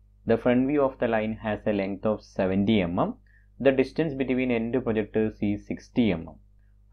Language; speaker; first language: English; non-native, local second language; Malayalam